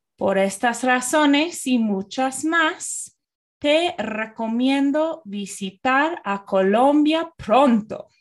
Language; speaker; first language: Spanish; non-native, fluent; English